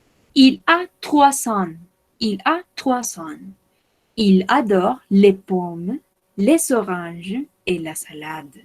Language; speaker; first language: French; non-native, fluent; Spanish